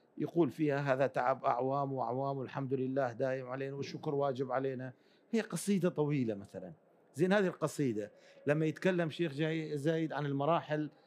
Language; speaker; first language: Arabic; early bilingual, other home language; Kurdish